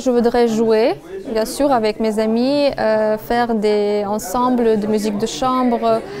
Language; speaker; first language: French; non-native, fluent; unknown